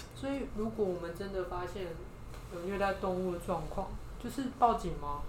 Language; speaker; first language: Chinese; native; Chinese